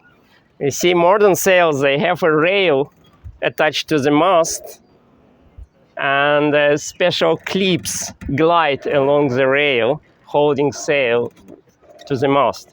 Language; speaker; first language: English; non-native, fluent; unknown